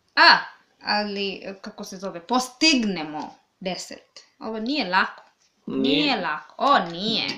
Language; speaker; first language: Serbian; non-native, learner; Swahili